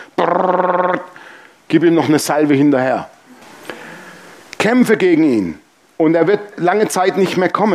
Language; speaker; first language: German; native; German